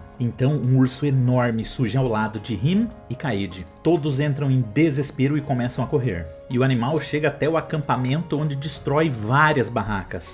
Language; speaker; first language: Portuguese; native; Portuguese